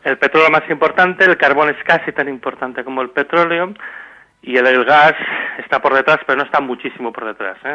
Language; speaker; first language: Spanish; native; Spanish